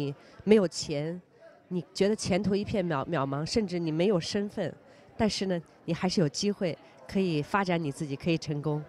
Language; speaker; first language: Chinese; native; Chinese